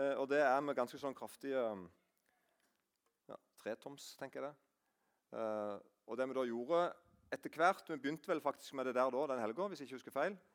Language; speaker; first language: Norwegian; native; Norwegian